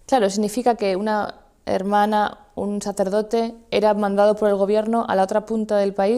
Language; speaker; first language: Spanish; native; Spanish